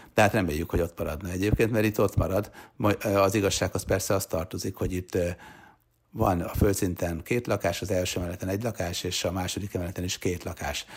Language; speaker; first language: Hungarian; native; Hungarian